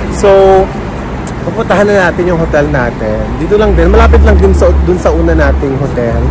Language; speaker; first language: Filipino; native; Filipino